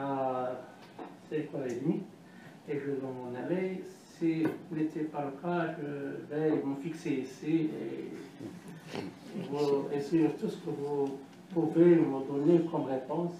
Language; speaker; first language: French; non-native, learner; Arabic